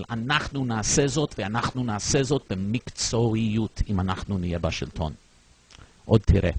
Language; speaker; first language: Hebrew; non-native, fluent; English